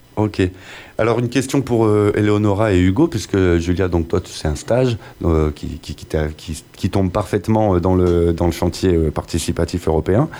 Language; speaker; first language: French; native; French